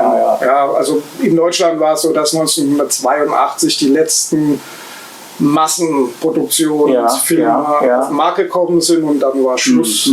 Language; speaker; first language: German; native; German